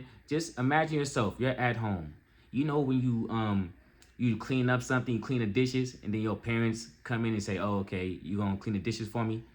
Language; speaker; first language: English; native; English